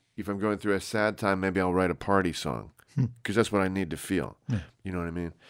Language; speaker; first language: English; native; English